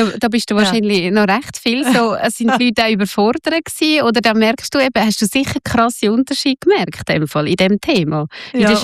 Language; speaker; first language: German; native; German